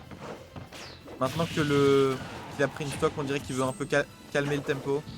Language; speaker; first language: French; native; French